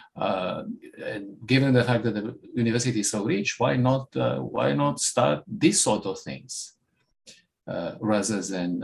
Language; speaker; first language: English; non-native, fluent; Romanian